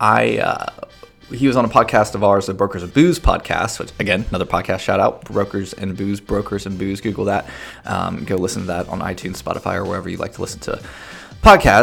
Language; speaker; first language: English; native; English